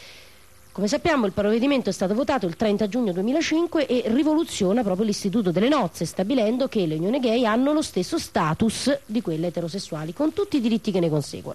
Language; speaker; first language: Italian; native; Italian